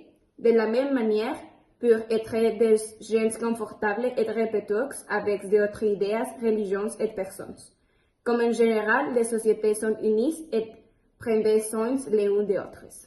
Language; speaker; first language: French; non-native, learner; Spanish